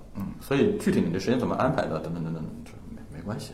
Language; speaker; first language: Chinese; native; Chinese